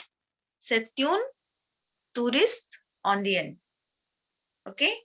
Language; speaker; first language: French; non-native, fluent; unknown